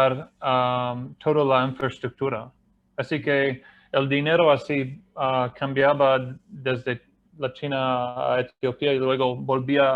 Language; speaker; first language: Spanish; non-native, fluent; English